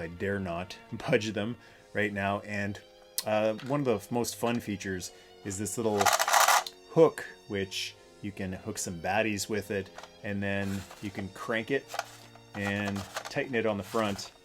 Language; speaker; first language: English; native; English